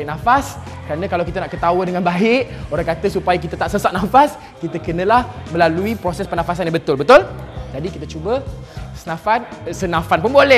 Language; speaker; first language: Malay; native; Malay